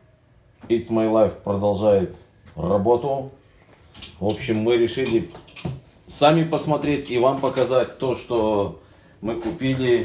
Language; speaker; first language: Russian; native; Russian